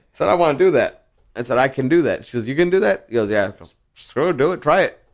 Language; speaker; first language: English; early bilingual, other home language; Spanish